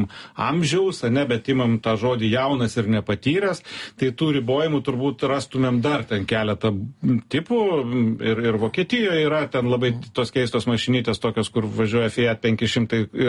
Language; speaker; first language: Lithuanian; native; Lithuanian